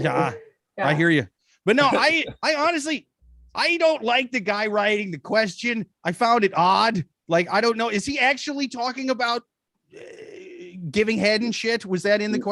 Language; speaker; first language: English; native; English